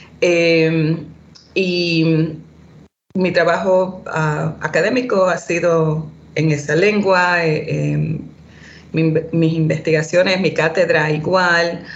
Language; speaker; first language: Spanish; early bilingual, heritage; Spanish